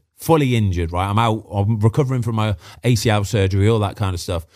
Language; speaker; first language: English; native; English